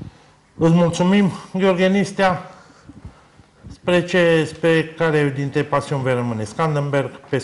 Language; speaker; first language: Romanian; native; Romanian